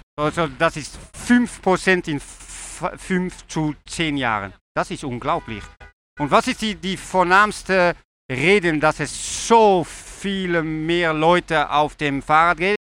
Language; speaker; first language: German; non-native, learner; Dutch